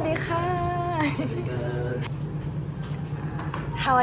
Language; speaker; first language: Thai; native; Thai